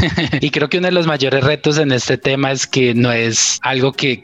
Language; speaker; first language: Spanish; native; Spanish